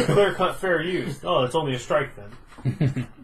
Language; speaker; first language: English; native; English